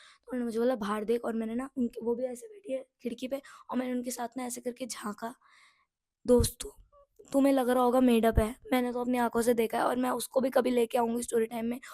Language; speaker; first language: Hindi; non-native, local second language; Nepali